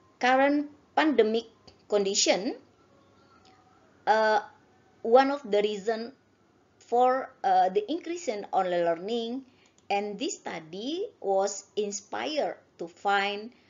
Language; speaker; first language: English; non-native, learner; Indonesian